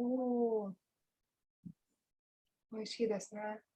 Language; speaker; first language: Japanese; non-native, learner; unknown